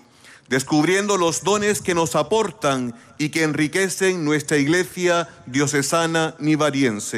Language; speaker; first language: Spanish; native; Spanish